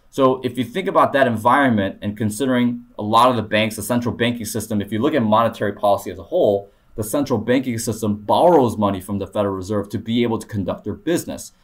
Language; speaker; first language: English; early bilingual, other home language; Korean